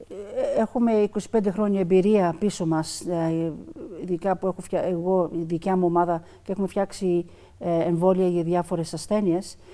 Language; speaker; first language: Greek; early bilingual, other home language; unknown